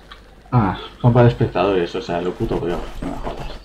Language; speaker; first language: Spanish; native; Spanish